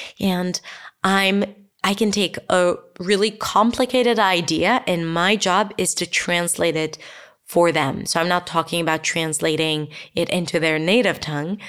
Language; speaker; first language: English; non-native, fluent; Hebrew